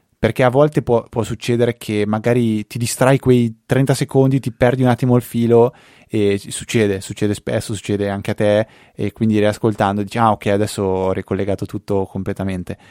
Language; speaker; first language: Italian; native; Italian